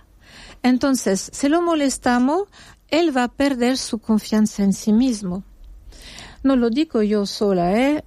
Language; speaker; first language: Spanish; non-native, fluent; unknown